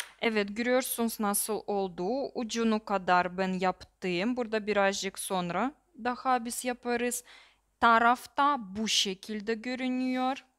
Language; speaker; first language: Turkish; non-native, learner; Russian